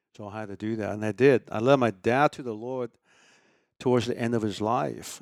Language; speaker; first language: English; early bilingual, other home language; Chinese